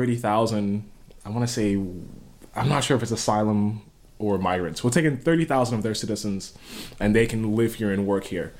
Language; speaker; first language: English; native; English